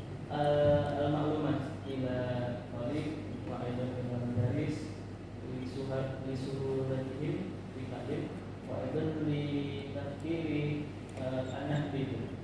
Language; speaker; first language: Arabic; non-native, learner; Indonesian